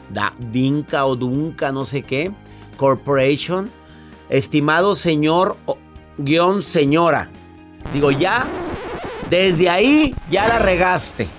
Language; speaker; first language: Spanish; native; Spanish